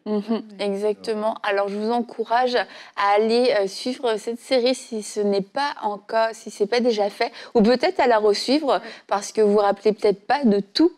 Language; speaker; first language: French; native; French